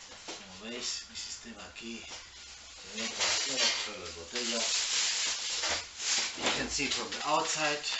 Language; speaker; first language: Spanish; early bilingual, heritage; Spanish